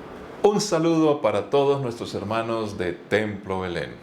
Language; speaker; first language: Spanish; native; Spanish